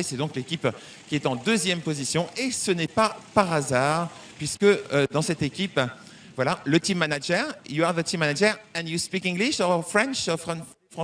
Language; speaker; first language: French; native; French